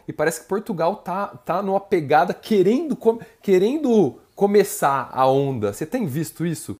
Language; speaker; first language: Portuguese; native; Portuguese